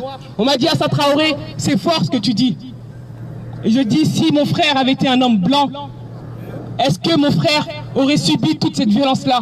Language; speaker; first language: French; native; French